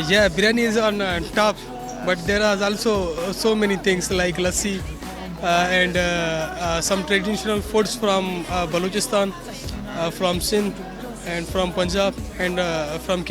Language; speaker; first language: English; non-native, local second language; Sindhi